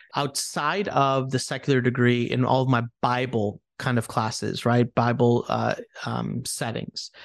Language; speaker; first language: English; early bilingual, other home language; Hindi